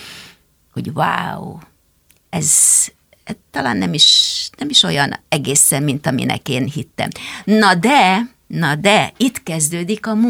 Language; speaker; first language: Hungarian; native; Hungarian